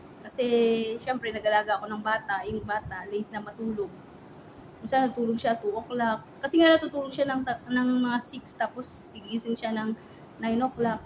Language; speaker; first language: Filipino; native; Filipino